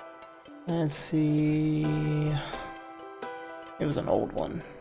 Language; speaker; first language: English; native; English